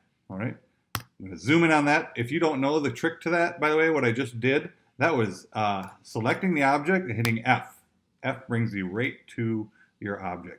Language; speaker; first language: English; native; English